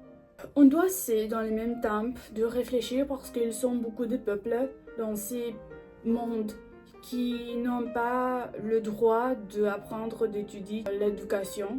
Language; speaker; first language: French; non-native, learner; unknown